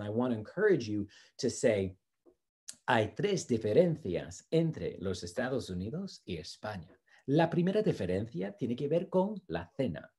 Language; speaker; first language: Spanish; non-native, fluent; English